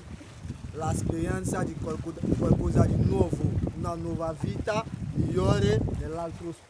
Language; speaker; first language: Italian; non-native, learner; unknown